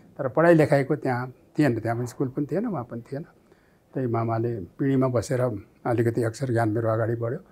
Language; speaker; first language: Nepali; native; Nepali